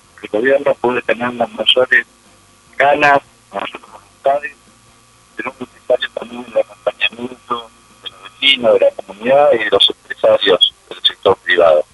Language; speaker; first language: Spanish; native; Spanish